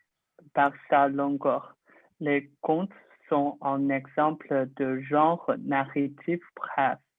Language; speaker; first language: French; non-native, learner; Chinese